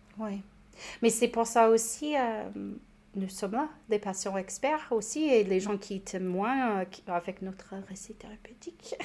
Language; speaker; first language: French; non-native, fluent; English